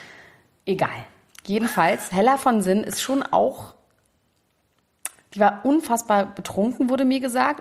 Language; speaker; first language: German; native; German